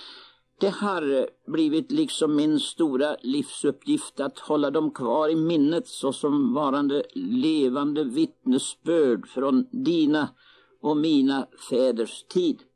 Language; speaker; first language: Swedish; native; Swedish